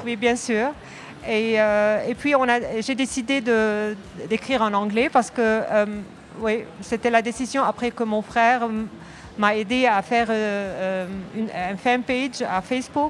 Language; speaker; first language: French; non-native, local second language; Arabic